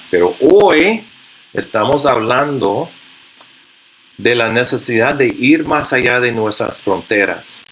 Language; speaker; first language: Spanish; non-native, fluent; English